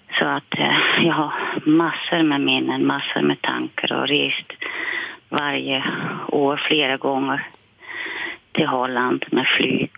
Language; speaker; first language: Swedish; non-native, fluent; Dutch